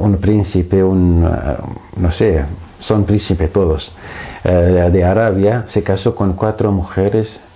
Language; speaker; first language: Spanish; non-native, fluent; Arabic